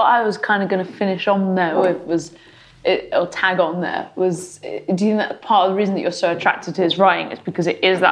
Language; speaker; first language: English; native; English